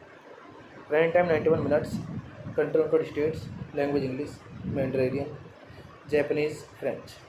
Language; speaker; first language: English; non-native, learner; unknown